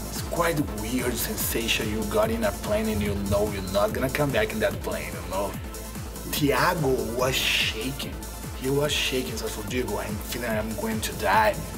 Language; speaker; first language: English; non-native, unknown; Portuguese